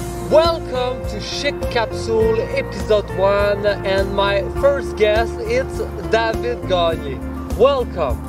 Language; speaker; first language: English; non-native, fluent; French